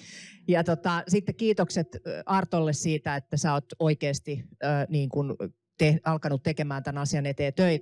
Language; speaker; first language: Finnish; native; Finnish